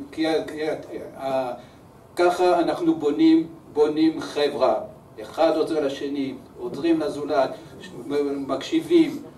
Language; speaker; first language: Hebrew; early bilingual, other home language; French